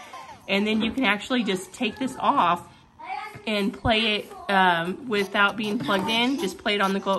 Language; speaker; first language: English; native; English